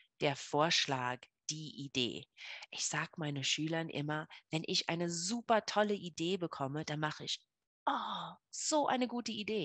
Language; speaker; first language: German; non-native, fluent; English